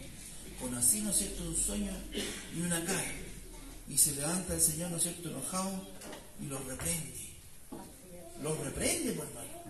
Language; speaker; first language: Spanish; native; Spanish